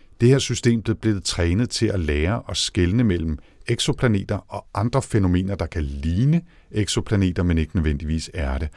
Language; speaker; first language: Danish; native; Danish